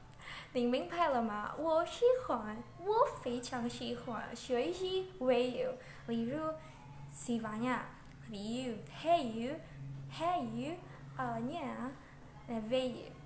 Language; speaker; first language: Chinese; non-native, learner; Indonesian